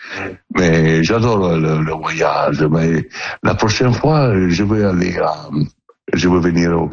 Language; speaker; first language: French; non-native, fluent; Italian